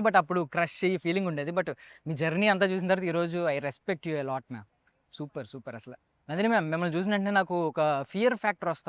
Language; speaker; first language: Telugu; native; Telugu